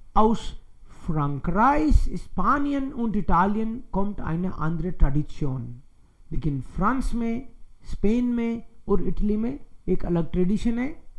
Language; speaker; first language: Hindi; native; Hindi